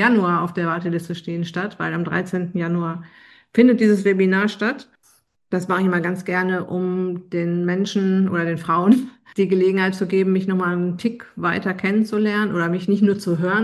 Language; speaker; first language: German; native; German